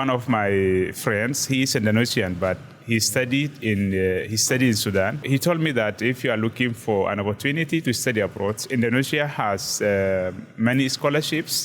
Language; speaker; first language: English; non-native, fluent; Arabic